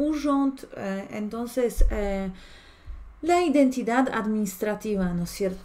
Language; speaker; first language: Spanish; non-native, fluent; Polish